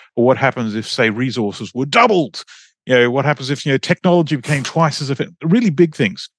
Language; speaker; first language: English; native; English